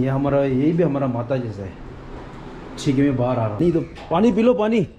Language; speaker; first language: Hindi; non-native, local second language; Tibetan